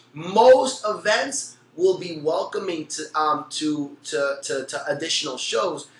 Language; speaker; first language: English; early bilingual, other home language; Spanish